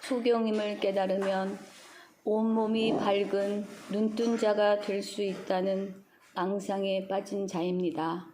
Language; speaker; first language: Korean; native; Korean